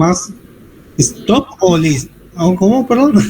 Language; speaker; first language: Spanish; native; Spanish